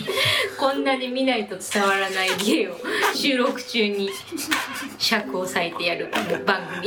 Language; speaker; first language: Japanese; native; Japanese